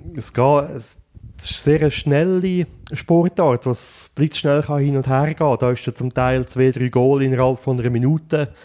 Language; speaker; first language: German; native; German